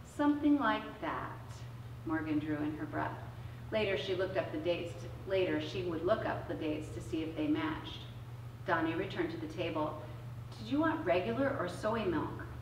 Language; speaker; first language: English; native; English